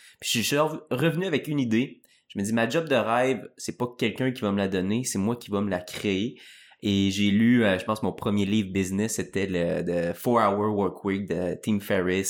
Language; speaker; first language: French; native; French